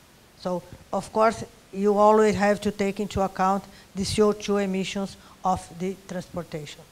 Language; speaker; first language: English; non-native, fluent; Portuguese